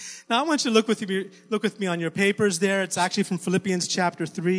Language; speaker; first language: English; native; English